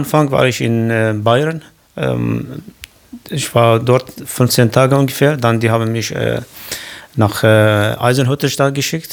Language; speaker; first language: German; non-native, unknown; Kurdish